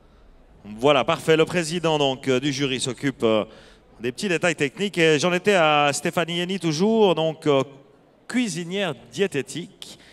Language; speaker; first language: French; native; French